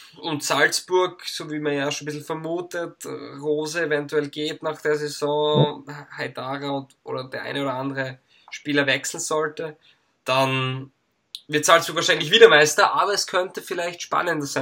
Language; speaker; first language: German; native; German